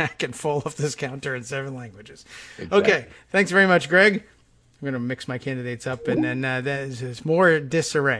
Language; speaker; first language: English; native; English